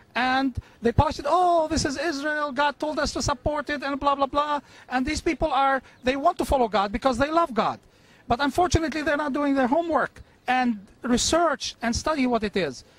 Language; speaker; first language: English; non-native, fluent; Arabic